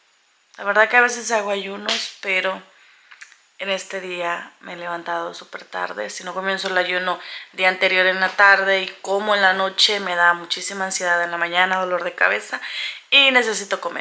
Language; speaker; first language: Spanish; native; Spanish